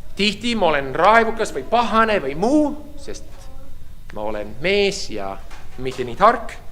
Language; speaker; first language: Estonian; early bilingual, heritage; Estonian